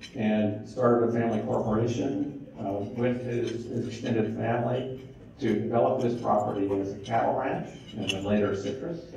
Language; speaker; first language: English; native; English